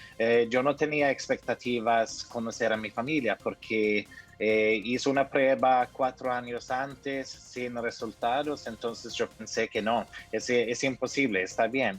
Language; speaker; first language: Spanish; early bilingual, heritage; Norwegian